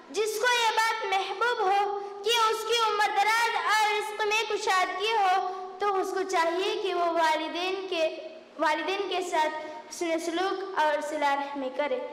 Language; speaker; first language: Urdu; native; Urdu